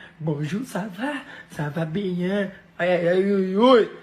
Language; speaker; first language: French; non-native, learner; Portuguese